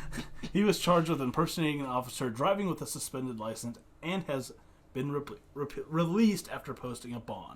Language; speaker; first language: English; native; English